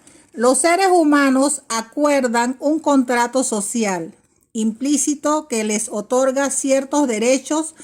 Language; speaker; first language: Spanish; native; Spanish